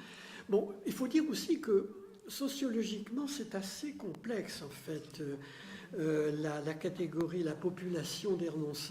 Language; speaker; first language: French; native; French